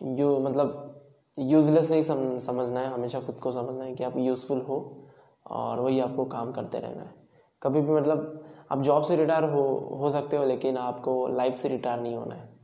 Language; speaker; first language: Hindi; non-native, local second language; Marathi